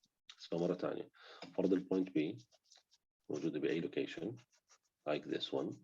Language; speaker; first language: Arabic; native; Arabic